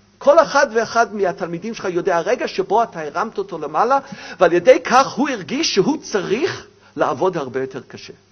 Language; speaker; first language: Hebrew; non-native, fluent; English